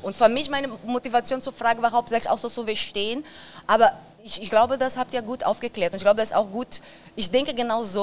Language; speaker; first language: German; non-native, fluent; Portuguese